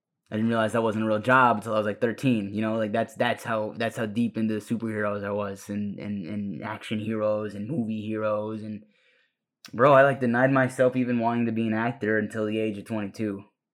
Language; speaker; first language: English; early bilingual, other home language; Spanish